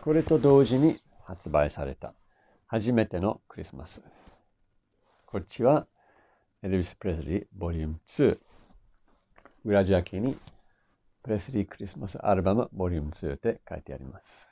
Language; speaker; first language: Japanese; non-native, fluent; English